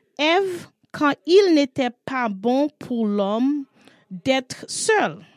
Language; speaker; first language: French; non-native, learner; English